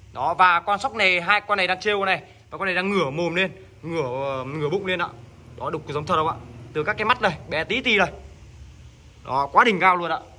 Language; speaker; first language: Vietnamese; native; Vietnamese